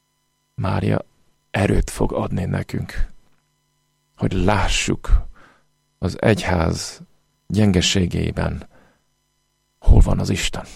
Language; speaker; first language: Hungarian; non-native, fluent; English